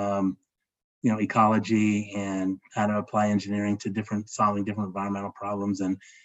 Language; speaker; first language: English; native; English